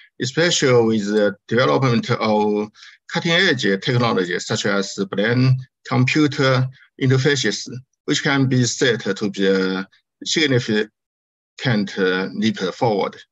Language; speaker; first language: English; non-native, learner; Chinese